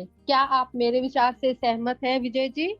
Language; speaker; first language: Hindi; native; Hindi